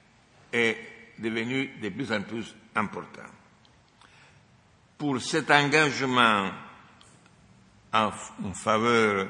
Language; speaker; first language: French; non-native, fluent; Italian